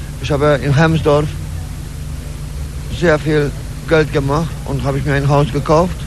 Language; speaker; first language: German; non-native, learner; Polish